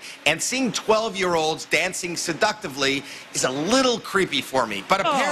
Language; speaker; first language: English; native; English